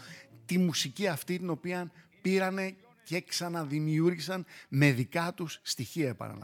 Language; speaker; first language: Greek; native; Greek